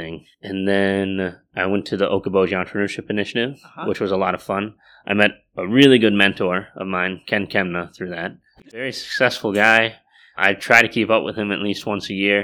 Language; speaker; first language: English; native; English